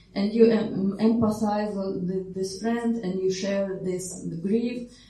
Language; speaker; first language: English; non-native, fluent; Ukrainian